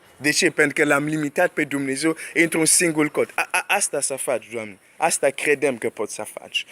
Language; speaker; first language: Romanian; non-native, fluent; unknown